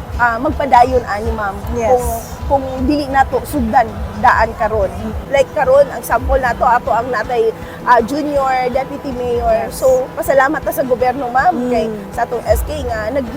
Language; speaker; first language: Cebuano; non-native, local second language; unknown